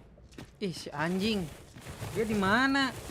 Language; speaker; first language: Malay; non-native, local second language; Sundanese